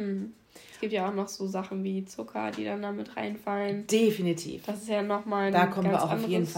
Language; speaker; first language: German; native; German